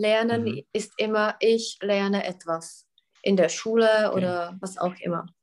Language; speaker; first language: German; non-native, fluent; Czech